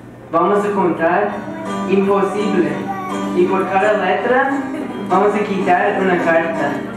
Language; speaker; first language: Spanish; non-native, fluent; English